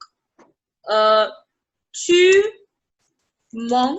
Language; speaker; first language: French; non-native, fluent; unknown